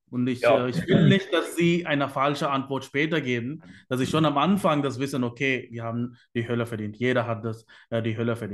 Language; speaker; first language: German; non-native, fluent; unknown